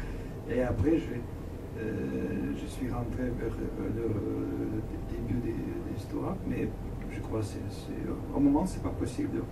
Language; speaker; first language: French; non-native, learner; Russian